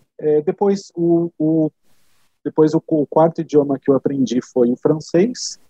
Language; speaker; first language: Portuguese; native; Portuguese